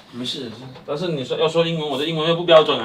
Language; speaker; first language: Chinese; native; Chinese